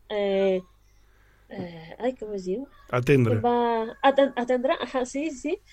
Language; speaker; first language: Catalan; non-native, learner; Spanish